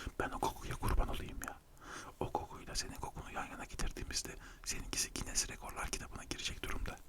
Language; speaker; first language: Turkish; native; Turkish